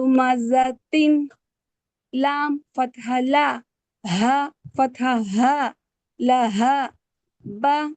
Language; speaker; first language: Arabic; non-native, learner; Telugu